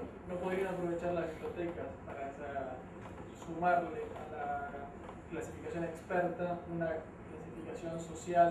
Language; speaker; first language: Spanish; native; Spanish